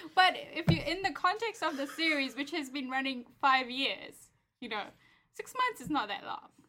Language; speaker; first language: English; native; English